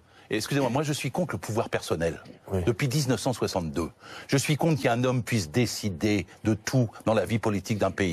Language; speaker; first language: French; native; French